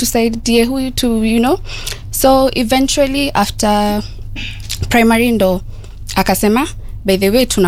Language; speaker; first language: Swahili; native; Swahili